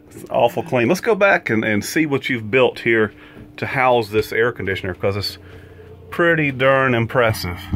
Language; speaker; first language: English; native; English